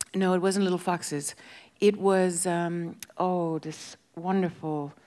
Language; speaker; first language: English; native; English